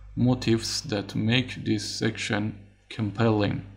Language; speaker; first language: English; non-native, fluent; Persian